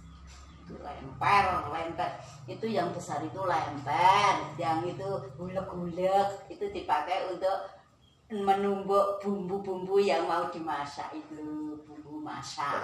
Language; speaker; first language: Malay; non-native, local second language; Javanese